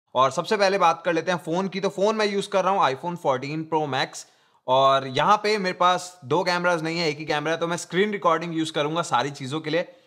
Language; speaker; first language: Hindi; non-native, local second language; Punjabi